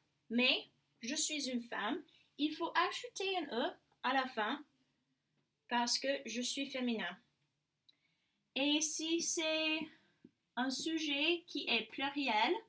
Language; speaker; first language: French; non-native, learner; English